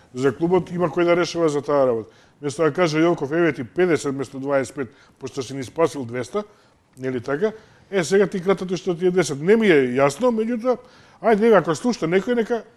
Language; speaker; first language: Macedonian; native; Macedonian